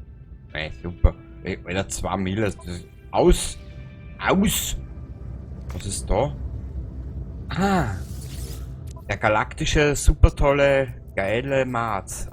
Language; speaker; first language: German; native; German